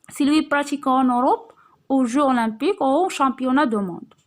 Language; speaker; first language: French; non-native, local second language; Arabic